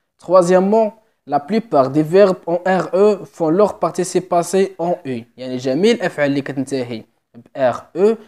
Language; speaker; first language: French; non-native, local second language; Arabic